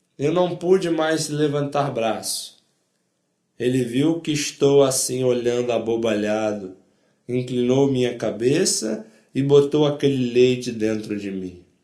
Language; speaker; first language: Portuguese; non-native, fluent; Polish